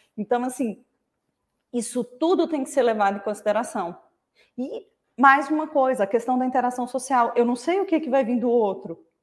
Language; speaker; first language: Portuguese; native; Portuguese